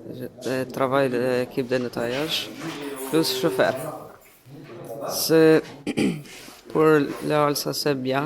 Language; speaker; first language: French; non-native, learner; Albanian